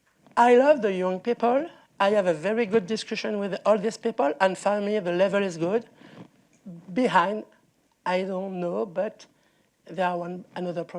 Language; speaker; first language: English; non-native, learner; French